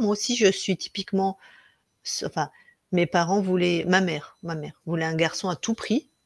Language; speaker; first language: French; native; French